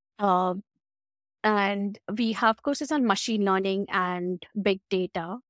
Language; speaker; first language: English; non-native, local second language; Hindi